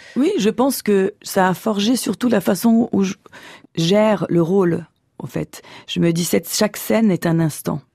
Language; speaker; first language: French; early bilingual, other home language; Portuguese